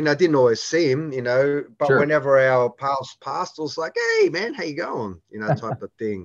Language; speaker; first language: English; native; English